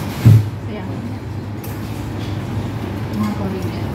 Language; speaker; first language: Filipino; non-native, local second language; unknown